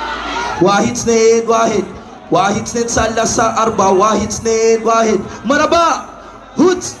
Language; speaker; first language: Arabic; non-native, learner; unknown